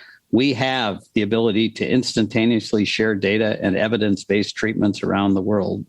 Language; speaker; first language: English; native; English